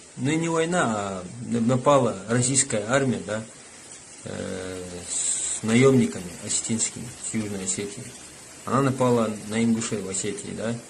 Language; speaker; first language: Russian; non-native, local second language; Ingush